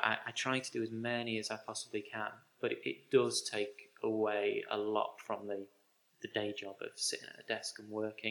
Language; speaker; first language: English; native; English